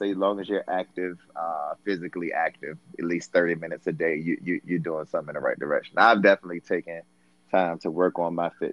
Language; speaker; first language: English; native; English